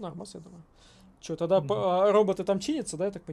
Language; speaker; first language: Russian; native; Russian